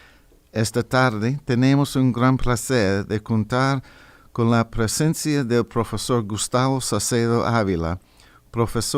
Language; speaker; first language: Spanish; non-native, fluent; English